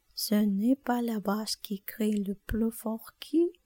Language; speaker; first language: French; non-native, learner; Spanish